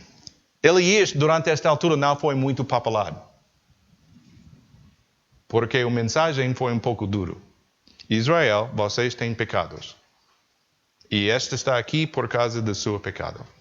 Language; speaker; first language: Portuguese; non-native, learner; English